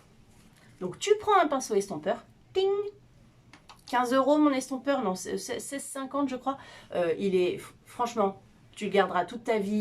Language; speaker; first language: French; native; French